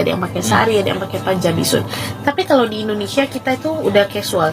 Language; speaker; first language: Indonesian; non-native, local second language; Tamil